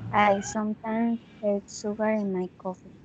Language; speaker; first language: English; non-native, learner; Spanish